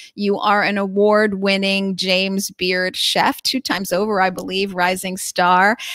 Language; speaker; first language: English; native; English